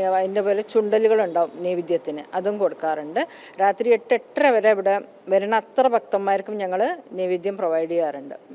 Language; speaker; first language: Malayalam; non-native, local second language; Tamil